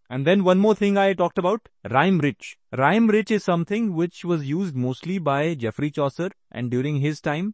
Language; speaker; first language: English; non-native, local second language; Hindi